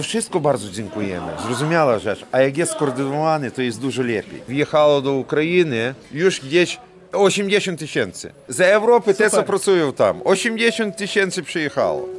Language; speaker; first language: Polish; non-native, learner; Ukrainian